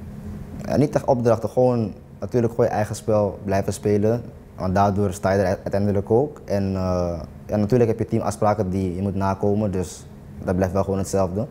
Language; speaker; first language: Dutch; native; Dutch